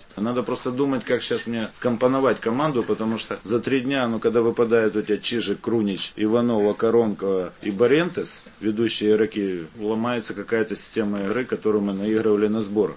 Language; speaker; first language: Russian; native; Russian